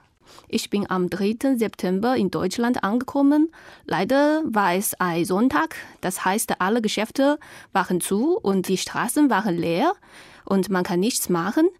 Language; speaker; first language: German; non-native, fluent; Chinese